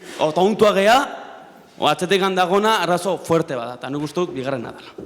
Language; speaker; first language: Basque; native; Basque